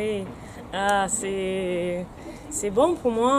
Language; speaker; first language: French; non-native, learner; English